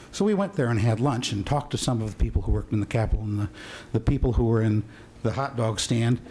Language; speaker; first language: English; native; English